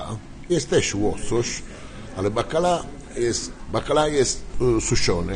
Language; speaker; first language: Polish; non-native, learner; Italian